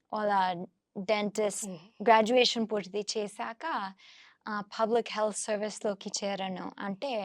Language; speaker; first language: Telugu; non-native, fluent; English